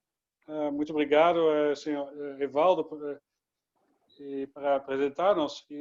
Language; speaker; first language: Portuguese; non-native, learner; Dutch